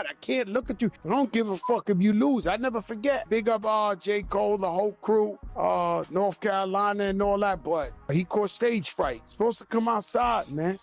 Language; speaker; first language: English; native; English